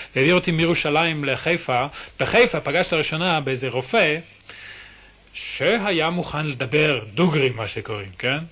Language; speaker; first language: Hebrew; non-native, fluent; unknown